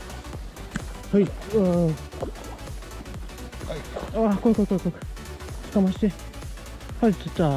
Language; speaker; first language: Japanese; native; Japanese